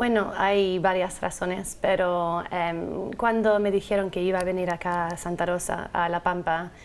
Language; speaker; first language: Spanish; non-native, fluent; English